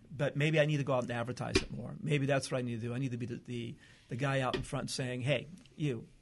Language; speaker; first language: English; early bilingual, other home language; Portuguese